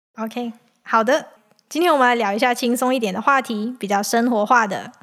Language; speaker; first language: Chinese; native; Chinese